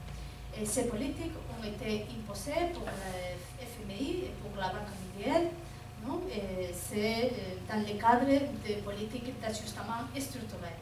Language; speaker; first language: French; non-native, fluent; Spanish